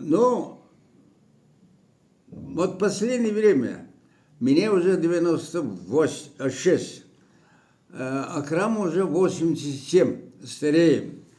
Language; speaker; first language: Russian; non-native, local second language; Kyrgyz